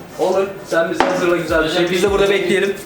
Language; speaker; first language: Turkish; native; Turkish